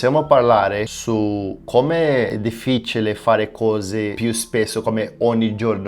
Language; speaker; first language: Italian; non-native, fluent; Portuguese